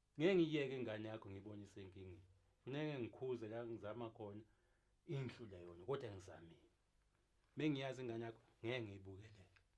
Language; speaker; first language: Zulu; native; Zulu